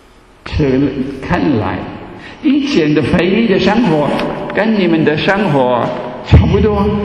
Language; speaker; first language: Chinese; non-native, fluent; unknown